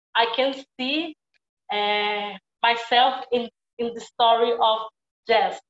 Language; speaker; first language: English; non-native, fluent; Portuguese